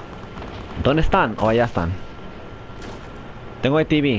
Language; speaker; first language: Spanish; early bilingual, heritage; English